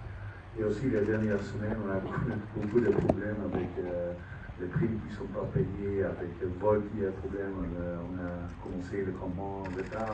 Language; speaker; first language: French; non-native, fluent; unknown